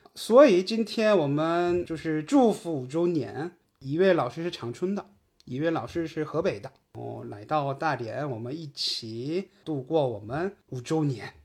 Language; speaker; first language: Chinese; non-native, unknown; Korean